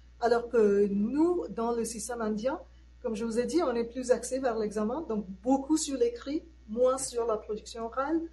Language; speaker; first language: French; non-native, fluent; Tamil